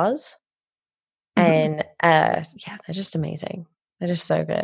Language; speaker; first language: English; native; English